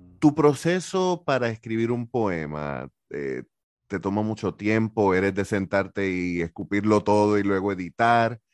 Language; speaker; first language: Spanish; native; Spanish